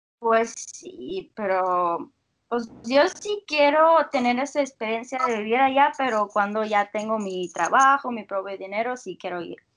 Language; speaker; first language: Spanish; non-native, fluent; Russian